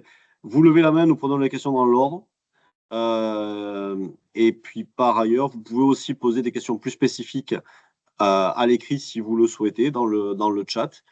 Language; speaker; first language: French; native; French